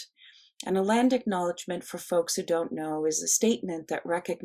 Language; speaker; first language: English; native; English